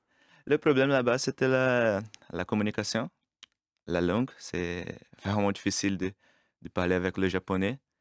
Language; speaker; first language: French; non-native, learner; Portuguese